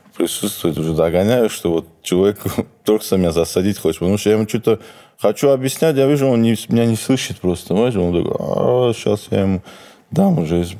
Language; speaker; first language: Russian; non-native, local second language; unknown